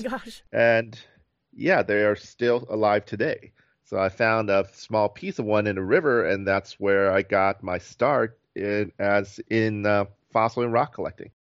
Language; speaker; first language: English; native; English